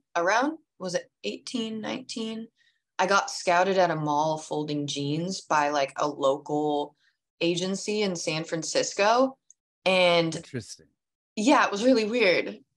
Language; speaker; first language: English; native; English